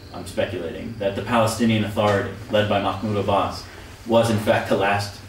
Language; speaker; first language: English; native; English